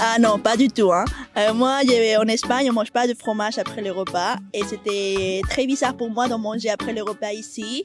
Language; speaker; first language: French; non-native, fluent; Spanish